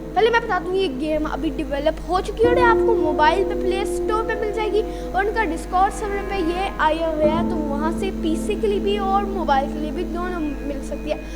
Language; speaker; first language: Urdu; native; Urdu